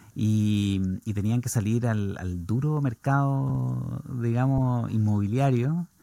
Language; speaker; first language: Spanish; native; Spanish